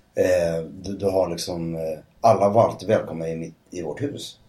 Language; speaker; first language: Swedish; native; Swedish